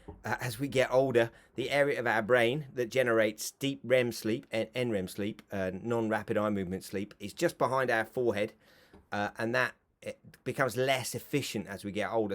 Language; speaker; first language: English; native; English